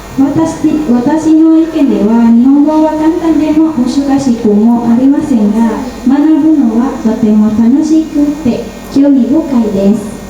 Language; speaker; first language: Japanese; non-native, learner; Indonesian